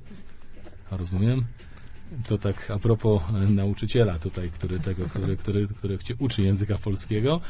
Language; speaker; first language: Polish; native; Polish